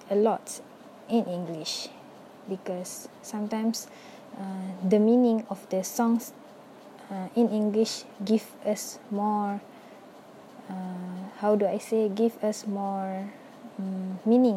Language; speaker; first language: English; non-native, local second language; Malay